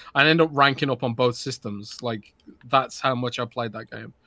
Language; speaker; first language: English; native; English